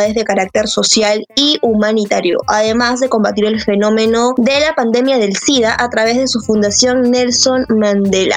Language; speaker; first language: Spanish; native; Spanish